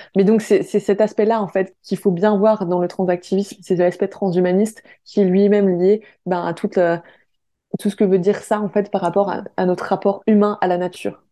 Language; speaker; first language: French; native; French